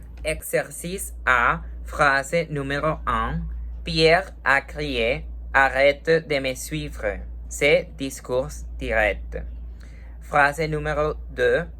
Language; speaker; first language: French; non-native, learner; Spanish